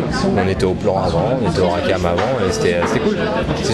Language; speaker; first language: French; native; French